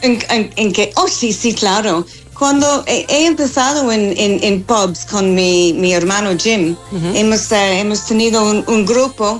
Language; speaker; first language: Spanish; non-native, fluent; English